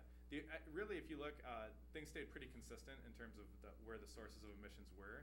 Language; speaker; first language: English; native; English